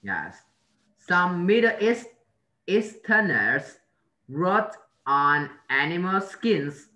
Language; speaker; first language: English; non-native, learner; Vietnamese